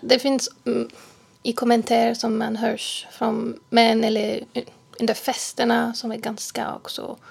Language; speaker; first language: Swedish; non-native, fluent; French